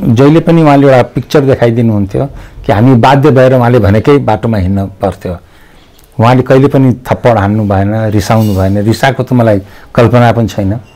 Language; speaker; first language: Nepali; native; Nepali